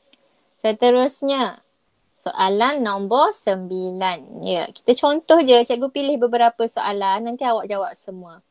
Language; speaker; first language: Malay; native; Malay